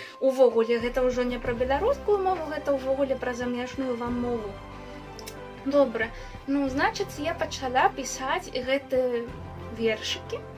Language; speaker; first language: Belarusian; non-native, fluent; Spanish